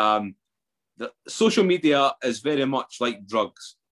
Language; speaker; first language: English; native; English